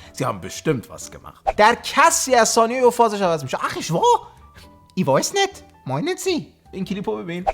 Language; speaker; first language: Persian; early bilingual, heritage; Persian